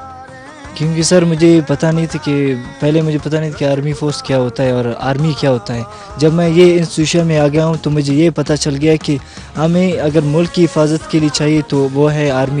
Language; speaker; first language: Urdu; non-native, local second language; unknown